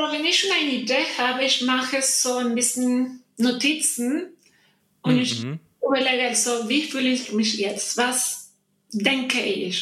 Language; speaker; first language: German; non-native, learner; Spanish